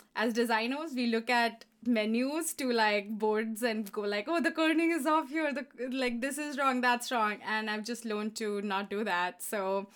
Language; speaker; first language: English; non-native, local second language; Hindi